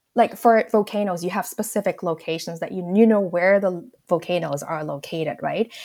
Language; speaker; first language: English; non-native, local second language; Cantonese